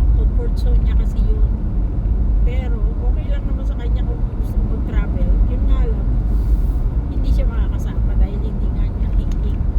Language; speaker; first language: Filipino; native; Filipino